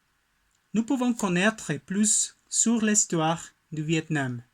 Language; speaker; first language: French; non-native, learner; Spanish